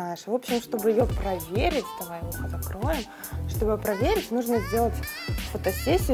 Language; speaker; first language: Russian; native; Russian